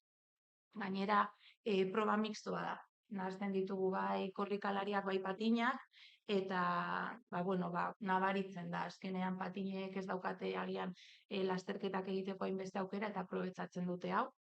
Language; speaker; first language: Basque; native; Basque